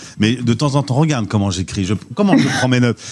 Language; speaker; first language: French; native; French